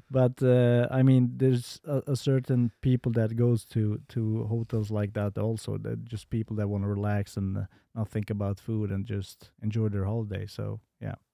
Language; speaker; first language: English; non-native, fluent; Bosnian